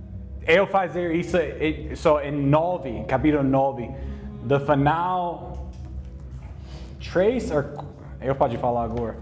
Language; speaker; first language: Portuguese; non-native, learner; English